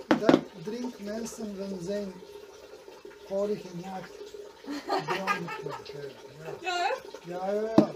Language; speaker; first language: Dutch; non-native, learner; Serbian